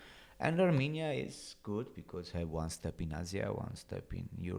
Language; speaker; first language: English; non-native, learner; Italian